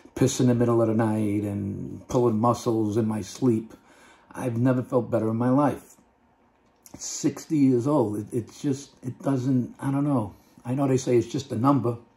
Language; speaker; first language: English; native; English